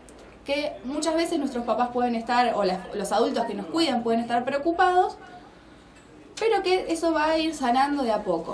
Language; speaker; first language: Spanish; native; Spanish